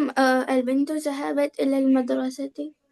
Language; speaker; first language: Arabic; non-native, learner; Urdu